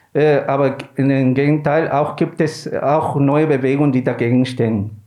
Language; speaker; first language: German; non-native, fluent; Spanish